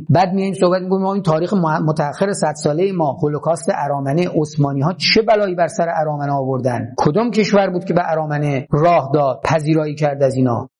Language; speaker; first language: Persian; native; Persian